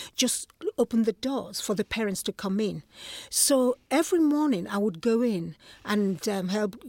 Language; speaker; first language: English; non-native, local second language; Igbo